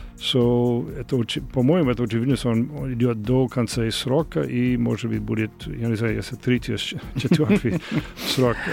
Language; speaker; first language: Russian; non-native, learner; English